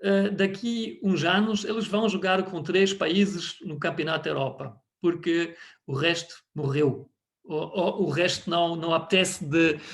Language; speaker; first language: Portuguese; non-native, fluent; German